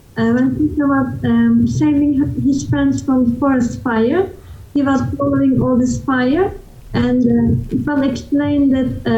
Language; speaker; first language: English; non-native, fluent; Turkish